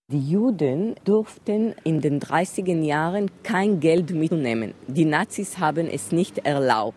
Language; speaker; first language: German; non-native, fluent; Hebrew